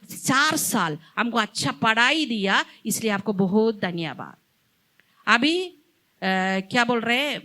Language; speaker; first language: Hindi; non-native, local second language; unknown